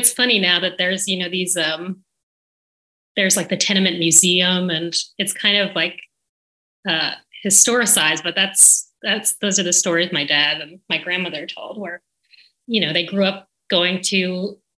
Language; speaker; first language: English; native; English